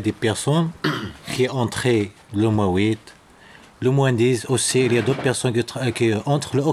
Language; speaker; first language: French; non-native, learner; Arabic